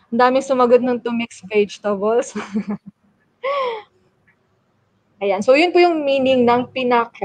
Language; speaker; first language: Filipino; native; Filipino